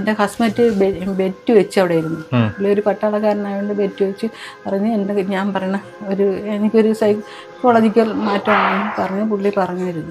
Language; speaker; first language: Malayalam; native; Malayalam